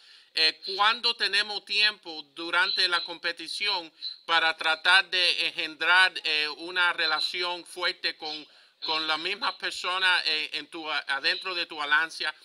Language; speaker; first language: Spanish; early bilingual, heritage; Spanish